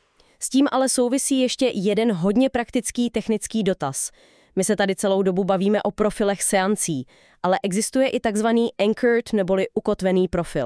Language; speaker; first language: Czech; native; Czech